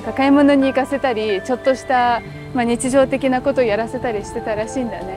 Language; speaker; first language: Japanese; non-native, fluent; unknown